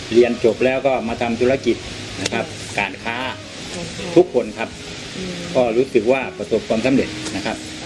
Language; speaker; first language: Thai; native; Thai